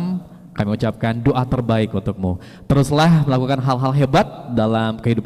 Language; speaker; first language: Indonesian; native; Indonesian